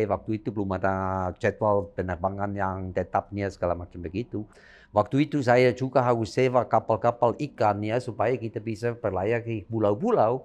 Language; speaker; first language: Indonesian; non-native, fluent; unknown